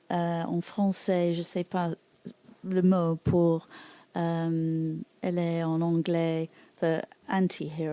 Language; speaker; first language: French; non-native, learner; English